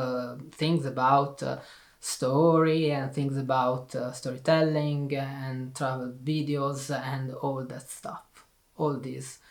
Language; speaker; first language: English; non-native, learner; Italian